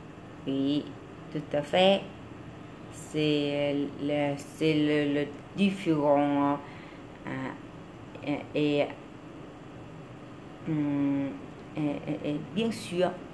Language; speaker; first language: French; non-native, learner; Vietnamese